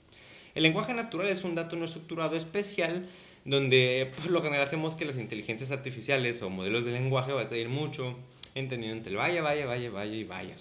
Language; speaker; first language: Spanish; native; Spanish